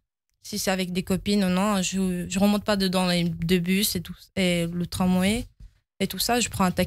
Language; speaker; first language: French; early bilingual, heritage; Hebrew